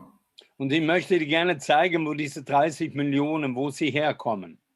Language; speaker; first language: German; non-native, fluent; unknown